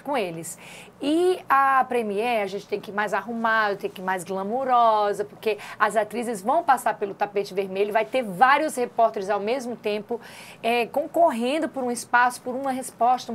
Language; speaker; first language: Portuguese; native; Portuguese